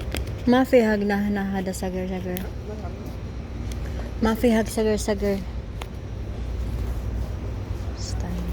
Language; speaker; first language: Arabic; non-native, learner; Filipino